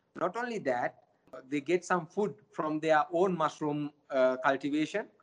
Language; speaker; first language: English; non-native, local second language; Sinhala